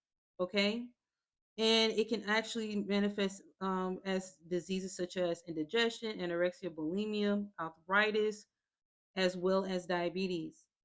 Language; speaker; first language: English; native; English